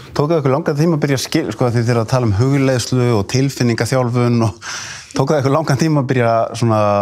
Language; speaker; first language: Icelandic; native; Icelandic